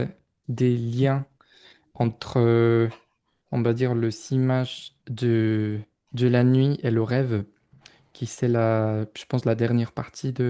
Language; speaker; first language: French; non-native, fluent; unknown